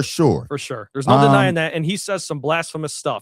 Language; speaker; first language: English; native; English